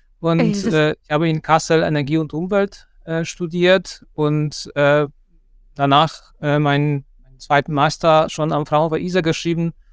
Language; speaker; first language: German; non-native, fluent; Polish